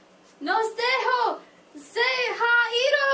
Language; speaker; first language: Spanish; non-native, learner; English